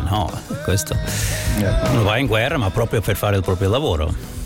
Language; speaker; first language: Italian; non-native, fluent; English